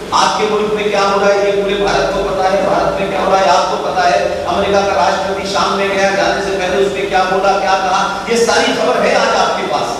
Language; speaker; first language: Hindi; native; Hindi